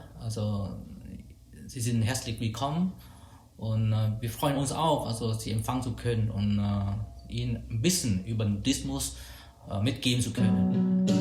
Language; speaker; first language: German; non-native, fluent; Vietnamese